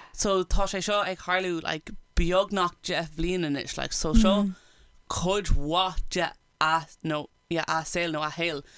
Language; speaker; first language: Irish; non-native, local second language; English